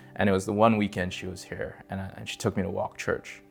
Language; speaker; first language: English; native; English